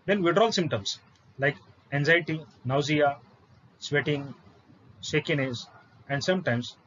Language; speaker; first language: English; non-native, local second language; Marathi